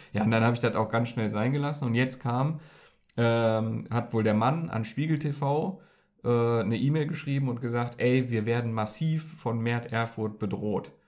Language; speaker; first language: German; early bilingual, other home language; Turkish